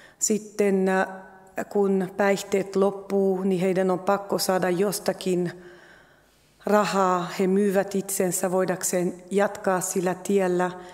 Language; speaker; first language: Finnish; non-native, fluent; French